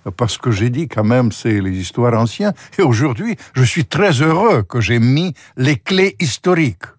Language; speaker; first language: French; non-native, fluent; Russian